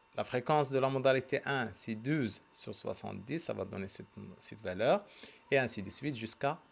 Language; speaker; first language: French; non-native, local second language; Arabic